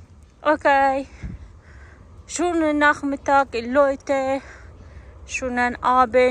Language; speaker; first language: German; non-native, learner; Persian